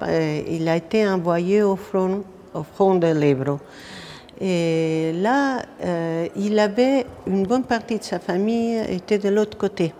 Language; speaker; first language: French; non-native, fluent; Spanish